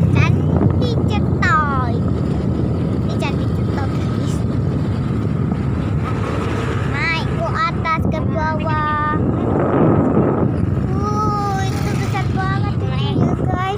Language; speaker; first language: Indonesian; native; Indonesian